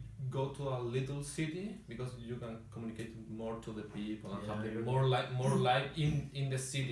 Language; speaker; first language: English; non-native, learner; Spanish